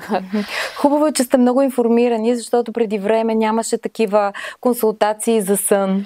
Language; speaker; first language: Bulgarian; native; Bulgarian